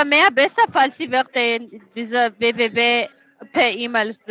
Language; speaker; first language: German; non-native, learner; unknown